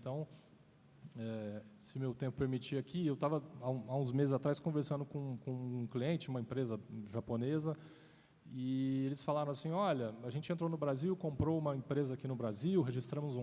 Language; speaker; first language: Portuguese; native; Portuguese